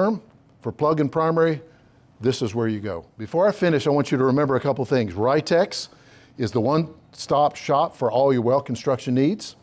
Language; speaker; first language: English; native; English